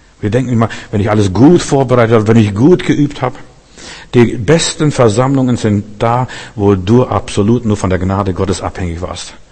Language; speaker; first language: German; early bilingual, heritage; German